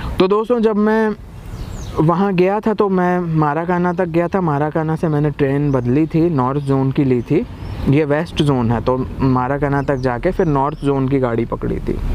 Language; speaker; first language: Hindi; native; Hindi